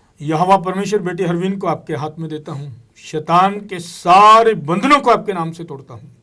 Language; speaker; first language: Hindi; non-native, local second language; Punjabi